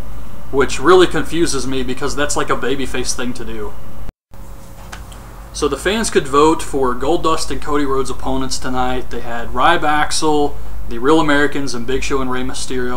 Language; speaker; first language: English; native; English